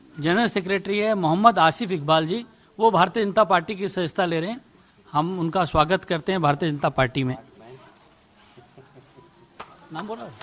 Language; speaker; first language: Hindi; native; Hindi